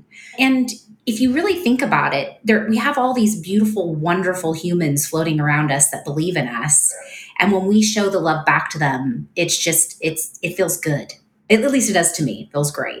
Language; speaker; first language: English; native; English